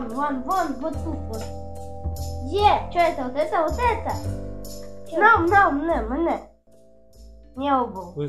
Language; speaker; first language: Russian; non-native, local second language; Kazakh